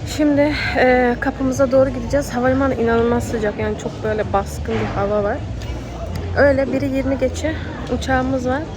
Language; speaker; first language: Turkish; early bilingual, heritage; Turkish